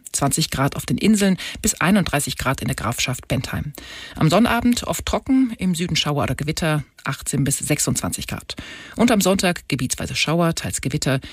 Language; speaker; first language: German; native; German